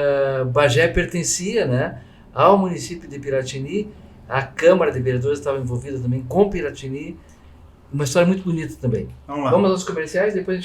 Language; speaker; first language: Portuguese; native; Portuguese